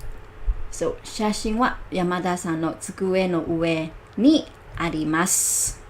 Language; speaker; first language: Japanese; non-native, learner; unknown